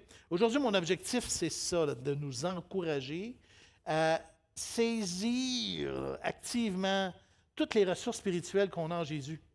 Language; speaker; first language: French; native; French